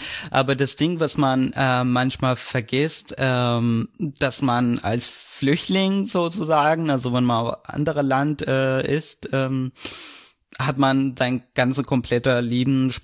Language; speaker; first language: German; non-native, fluent; Arabic